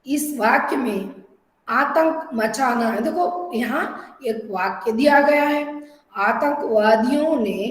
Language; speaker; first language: Hindi; non-native, local second language; Telugu